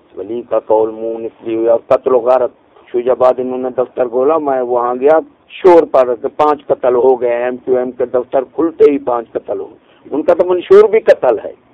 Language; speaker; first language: Urdu; non-native, local second language; Punjabi